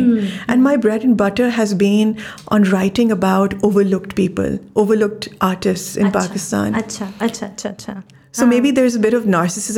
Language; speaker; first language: English; non-native, local second language; Urdu